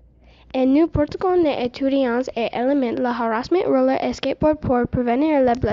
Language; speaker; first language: French; non-native, learner; English